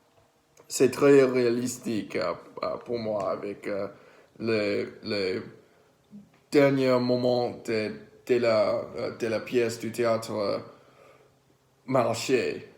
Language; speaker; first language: French; non-native, learner; English